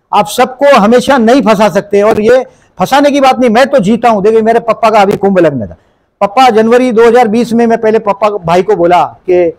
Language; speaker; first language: Hindi; non-native, local second language; Gujarati